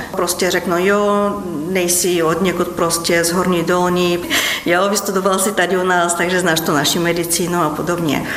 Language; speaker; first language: Czech; non-native, fluent; Bulgarian